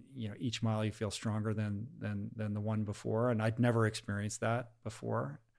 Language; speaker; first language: English; native; English